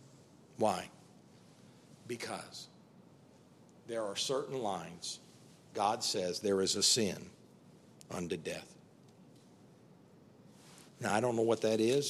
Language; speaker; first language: English; native; English